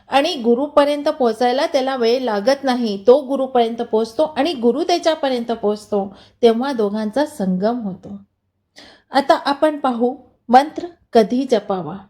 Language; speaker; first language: Marathi; non-native, local second language; Hindi